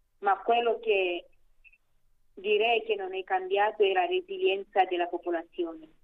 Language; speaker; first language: Italian; non-native, fluent; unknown